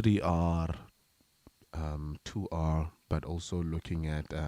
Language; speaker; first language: English; native; English